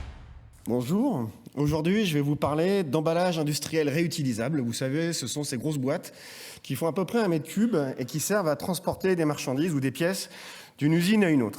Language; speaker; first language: French; native; French